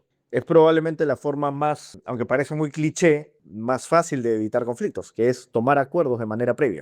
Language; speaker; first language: Spanish; native; Spanish